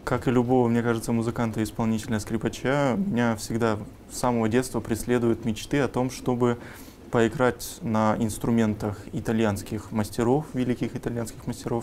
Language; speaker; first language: Russian; native; Russian